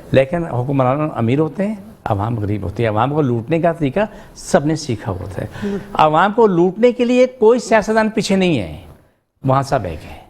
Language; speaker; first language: Urdu; non-native, local second language; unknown